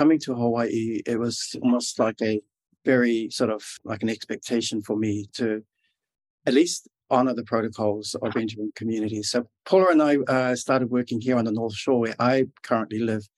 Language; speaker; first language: English; native; English